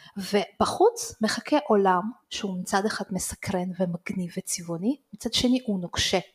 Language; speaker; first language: Hebrew; early bilingual, other home language; Russian